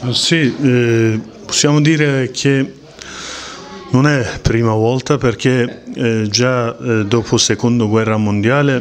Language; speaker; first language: Italian; non-native, learner; Kurdish